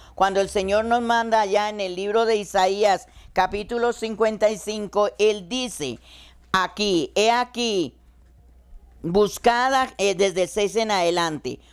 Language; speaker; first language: Spanish; native; Spanish